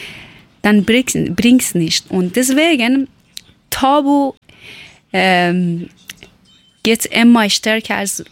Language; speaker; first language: German; non-native, learner; Persian